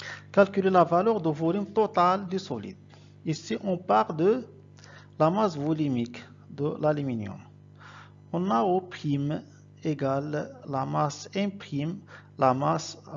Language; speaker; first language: French; non-native, local second language; Arabic